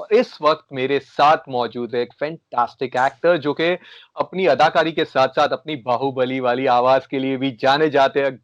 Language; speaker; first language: Hindi; native; Hindi